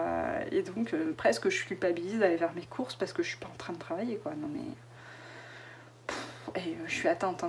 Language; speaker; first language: French; native; French